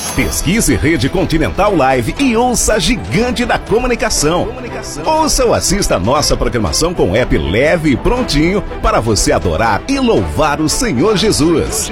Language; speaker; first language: Portuguese; native; Portuguese